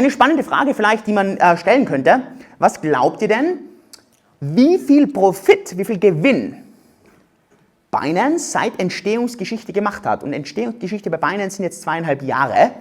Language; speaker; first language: German; native; German